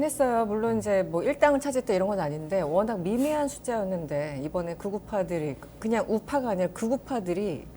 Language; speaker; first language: Korean; native; Korean